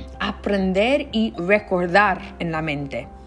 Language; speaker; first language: Spanish; non-native, learner; English